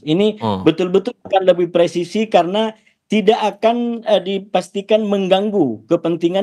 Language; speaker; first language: Indonesian; native; Indonesian